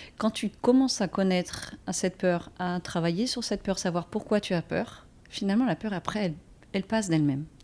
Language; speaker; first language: French; native; French